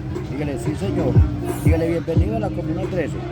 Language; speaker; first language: Spanish; native; Spanish